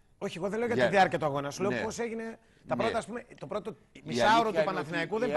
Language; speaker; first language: Greek; native; Greek